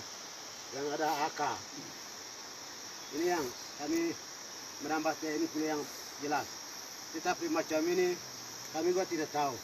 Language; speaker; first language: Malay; non-native, local second language; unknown